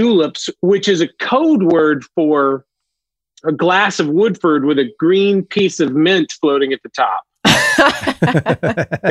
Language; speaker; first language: English; native; English